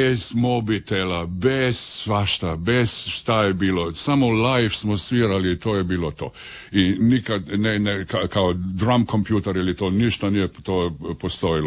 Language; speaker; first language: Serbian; early bilingual, heritage; Serbian